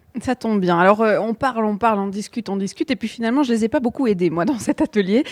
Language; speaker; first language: French; native; French